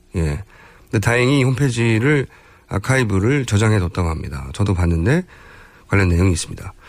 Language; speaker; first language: Korean; native; Korean